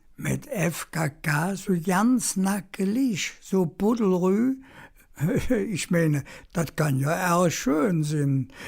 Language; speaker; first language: German; native; German